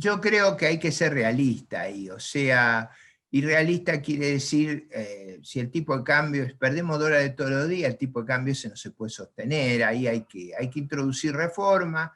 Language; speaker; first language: Spanish; native; Spanish